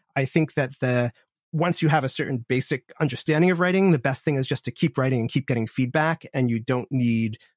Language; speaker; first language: English; native; English